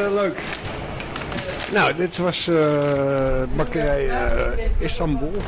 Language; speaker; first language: Dutch; native; Dutch